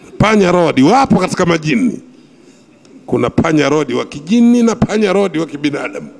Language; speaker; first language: Swahili; native; Swahili